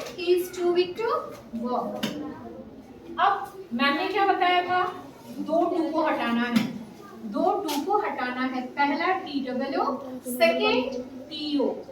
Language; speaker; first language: Hindi; native; Hindi